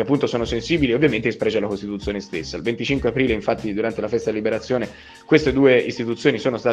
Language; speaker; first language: Italian; native; Italian